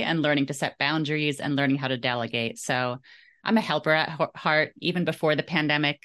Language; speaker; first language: English; early bilingual, other home language; German